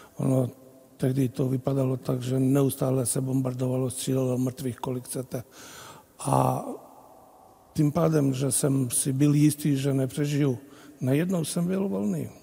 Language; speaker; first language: Czech; non-native, fluent; Bosnian